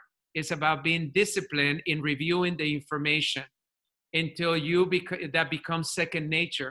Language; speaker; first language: English; non-native, fluent; Spanish